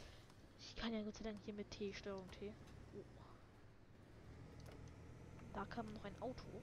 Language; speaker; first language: German; native; German